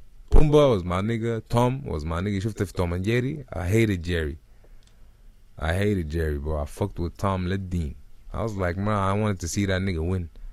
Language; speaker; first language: English; early bilingual, other home language; Arabic